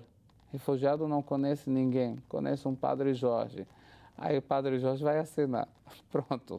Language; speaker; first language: Portuguese; non-native, fluent; Arabic